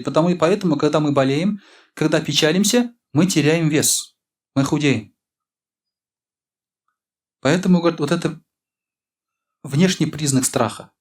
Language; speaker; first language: Russian; non-native, local second language; Tatar